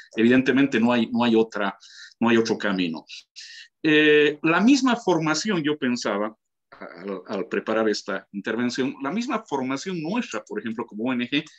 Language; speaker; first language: Spanish; native; Spanish